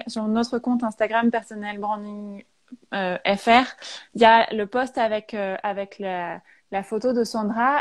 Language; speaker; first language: French; native; French